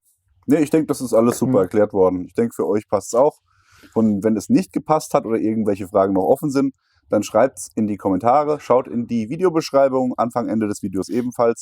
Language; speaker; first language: German; native; German